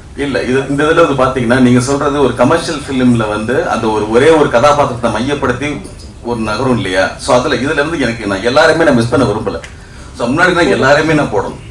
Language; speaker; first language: Tamil; native; Tamil